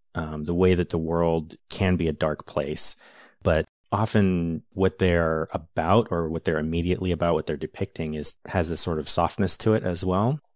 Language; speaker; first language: English; native; English